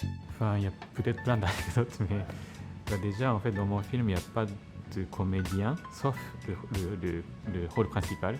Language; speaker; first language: French; non-native, fluent; Japanese